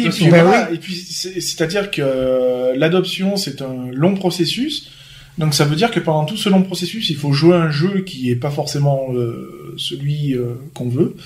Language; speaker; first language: French; native; French